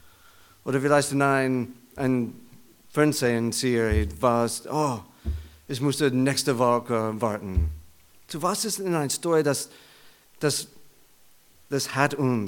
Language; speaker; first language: German; non-native, learner; English